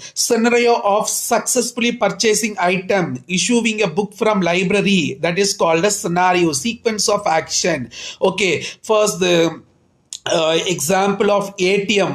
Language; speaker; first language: English; non-native, local second language; Tamil